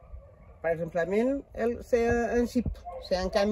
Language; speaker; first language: French; non-native, learner; Portuguese